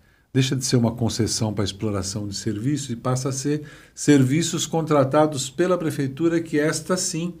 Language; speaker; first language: Portuguese; native; Portuguese